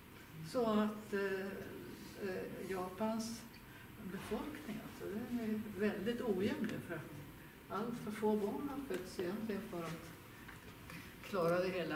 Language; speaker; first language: Swedish; native; Swedish